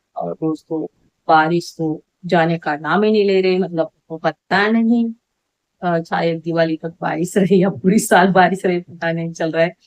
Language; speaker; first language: Hindi; non-native, local second language; Marathi